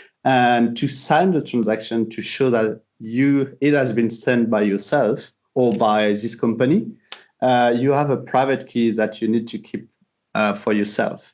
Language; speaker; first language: English; non-native, fluent; French